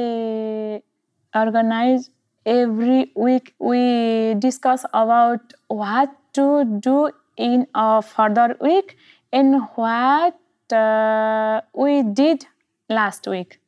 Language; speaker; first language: English; non-native, learner; Nepali